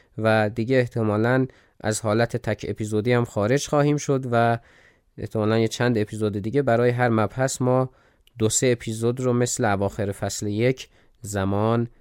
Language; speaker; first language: Persian; non-native, local second language; Azerbaijani